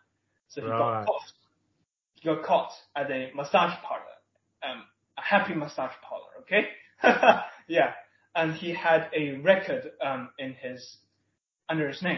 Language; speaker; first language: English; non-native, local second language; Cantonese